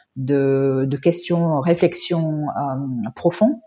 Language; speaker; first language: French; non-native, fluent; Korean